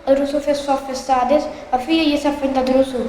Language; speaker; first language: Arabic; non-native, learner; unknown